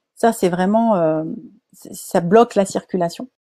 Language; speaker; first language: French; native; French